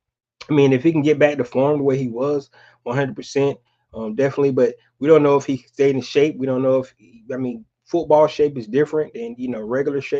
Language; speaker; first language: English; native; English